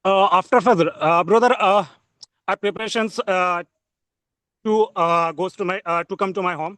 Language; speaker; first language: English; non-native, learner; Hindi